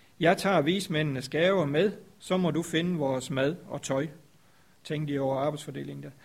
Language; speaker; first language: Danish; native; Danish